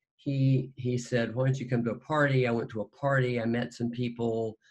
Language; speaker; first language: English; native; English